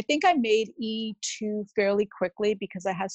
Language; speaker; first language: English; native; English